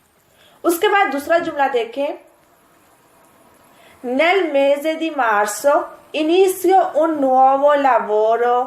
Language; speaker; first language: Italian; non-native, fluent; Urdu